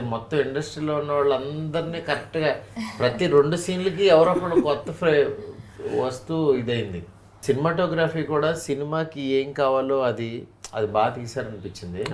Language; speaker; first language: Telugu; native; Telugu